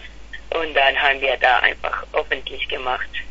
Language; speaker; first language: German; non-native, learner; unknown